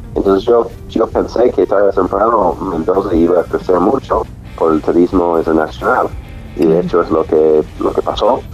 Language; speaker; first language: Spanish; non-native, fluent; English